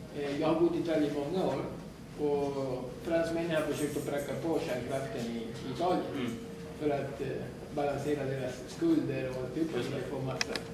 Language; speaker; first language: Swedish; non-native, fluent; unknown